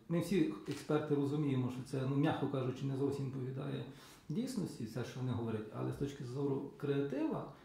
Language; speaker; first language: Ukrainian; native; Ukrainian